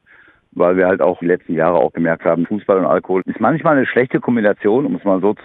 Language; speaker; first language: German; native; German